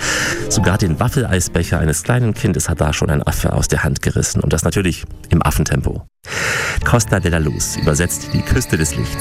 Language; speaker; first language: German; native; German